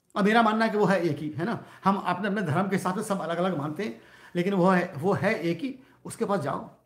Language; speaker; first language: Hindi; native; Hindi